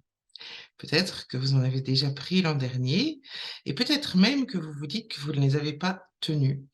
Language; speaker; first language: French; native; French